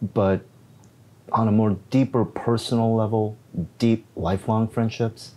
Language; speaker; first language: English; non-native, fluent; Korean